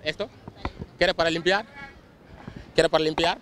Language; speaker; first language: Spanish; non-native, learner; Wolof